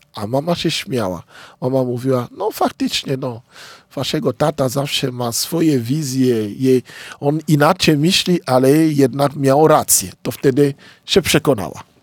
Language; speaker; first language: Polish; non-native, fluent; Lingala